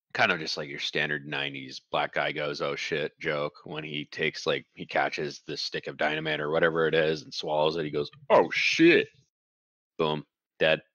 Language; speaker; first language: English; native; English